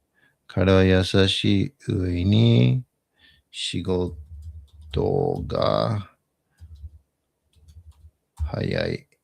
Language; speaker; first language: Japanese; non-native, learner; English